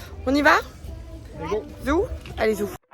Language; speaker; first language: French; native; French